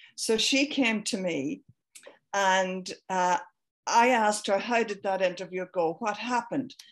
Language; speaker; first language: English; native; English